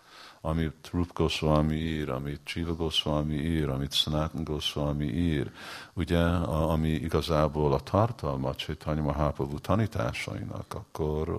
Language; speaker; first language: Hungarian; early bilingual, heritage; Hungarian